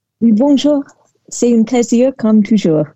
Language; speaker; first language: French; non-native, learner; English